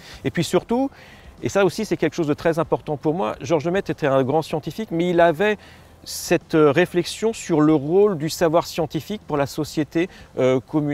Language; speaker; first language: French; native; French